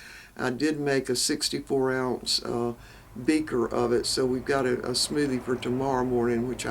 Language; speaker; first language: English; native; English